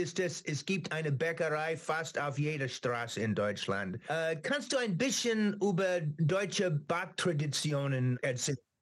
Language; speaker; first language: German; non-native, learner; English